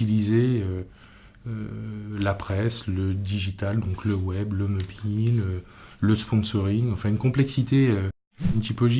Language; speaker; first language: French; native; French